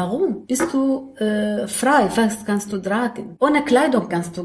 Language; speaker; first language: German; non-native, learner; Arabic